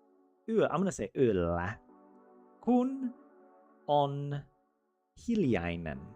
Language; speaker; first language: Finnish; non-native, learner; English